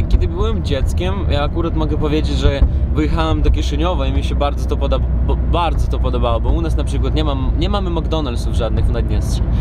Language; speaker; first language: Polish; non-native, fluent; Russian